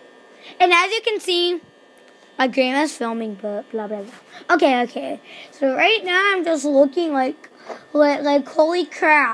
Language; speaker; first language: English; native; English